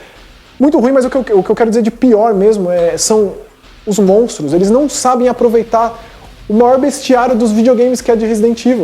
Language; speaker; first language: Portuguese; native; Portuguese